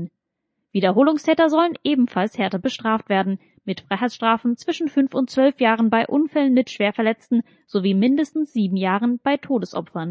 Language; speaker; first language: German; native; German